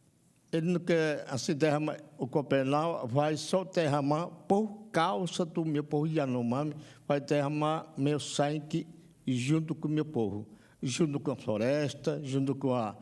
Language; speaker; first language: Portuguese; non-native, local second language; Yanomámi